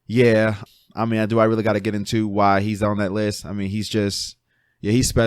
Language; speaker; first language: English; native; English